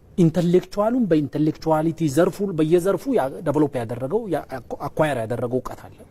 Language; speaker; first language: Amharic; non-native, local second language; Oromo